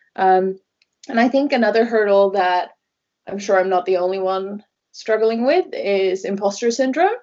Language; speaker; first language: English; non-native, fluent; Norwegian